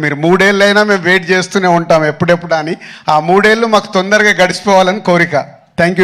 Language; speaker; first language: Telugu; native; Telugu